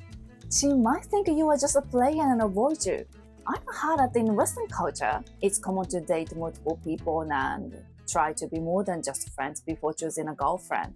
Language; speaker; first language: English; non-native, fluent; Japanese